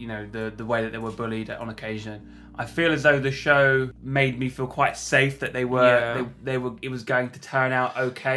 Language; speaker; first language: English; native; English